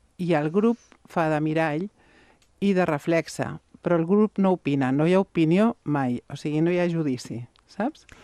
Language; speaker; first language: Catalan; non-native, local second language; Spanish